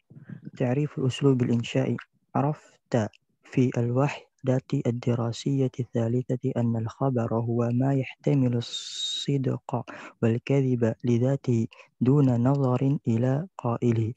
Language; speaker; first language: Arabic; non-native, learner; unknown